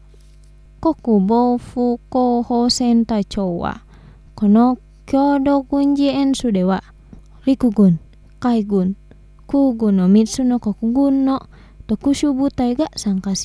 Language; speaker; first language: Japanese; non-native, fluent; Indonesian